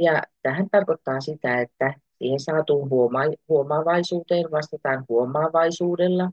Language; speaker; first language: Finnish; native; Finnish